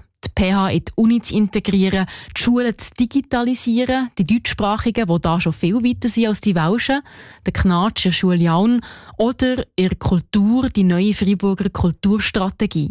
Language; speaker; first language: German; native; German